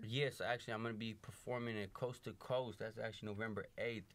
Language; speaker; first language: English; native; English